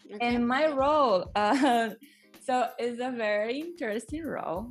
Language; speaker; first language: English; non-native, fluent; Portuguese